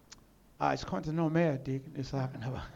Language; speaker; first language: German; non-native, learner; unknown